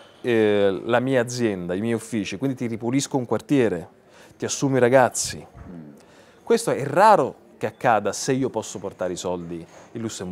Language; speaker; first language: Italian; native; Italian